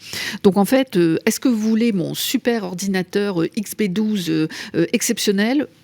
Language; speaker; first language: French; native; French